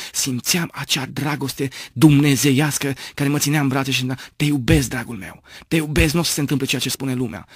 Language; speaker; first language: Romanian; native; Romanian